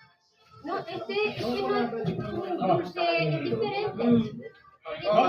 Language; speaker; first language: Spanish; non-native, fluent; Filipino